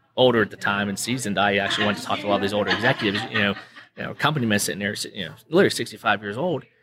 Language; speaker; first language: English; native; English